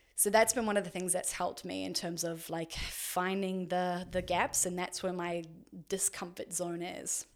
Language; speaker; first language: English; native; English